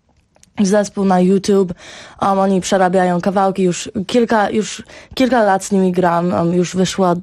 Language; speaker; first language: Polish; early bilingual, heritage; Polish